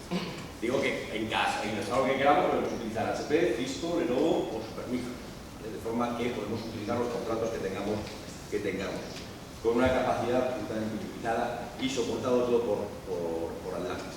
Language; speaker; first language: Spanish; native; Spanish